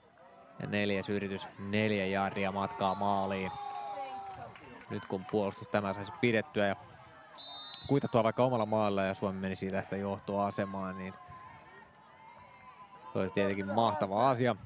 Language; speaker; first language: Finnish; native; Finnish